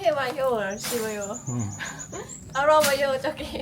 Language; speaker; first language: Korean; non-native, learner; Lao